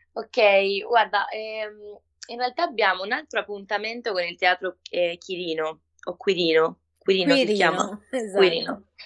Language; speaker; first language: Italian; non-native, fluent; Spanish